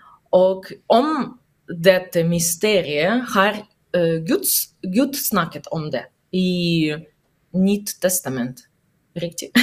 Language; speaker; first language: Norwegian; non-native, learner; Russian